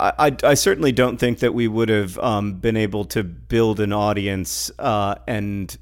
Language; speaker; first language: English; native; English